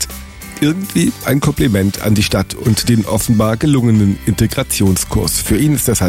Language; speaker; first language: German; native; German